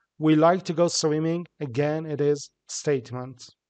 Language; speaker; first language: English; non-native, fluent; Persian